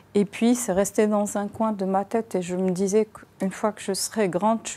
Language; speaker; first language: French; non-native, local second language; Arabic